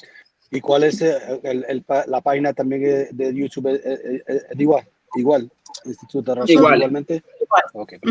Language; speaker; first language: Spanish; early bilingual, heritage; Spanish